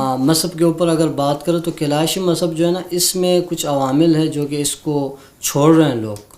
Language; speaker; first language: Urdu; non-native, local second language; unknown